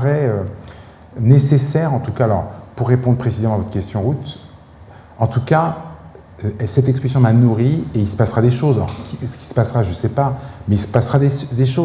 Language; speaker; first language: French; native; French